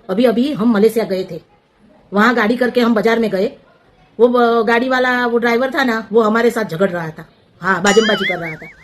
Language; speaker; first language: Hindi; non-native, local second language; Gujarati